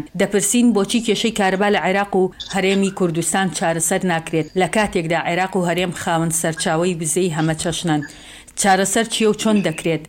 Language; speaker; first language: Central Kurdish; native; Central Kurdish